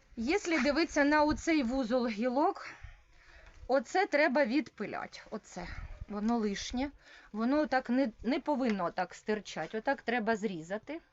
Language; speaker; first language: Ukrainian; non-native, local second language; Russian